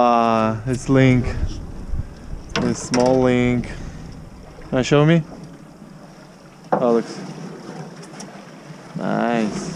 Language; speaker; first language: English; non-native, learner; Russian